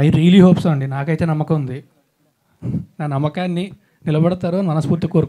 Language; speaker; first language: Telugu; native; Telugu